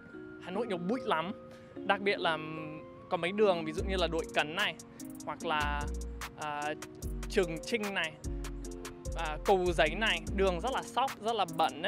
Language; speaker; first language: Vietnamese; non-native, fluent; English